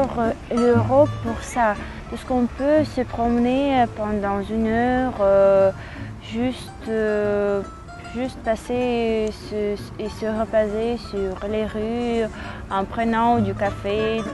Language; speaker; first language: French; non-native, learner; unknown